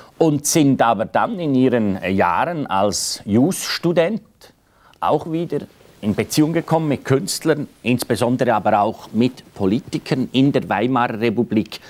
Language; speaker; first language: German; native; German